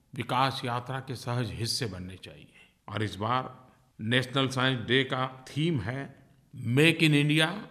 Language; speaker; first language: Hindi; non-native, local second language; Gujarati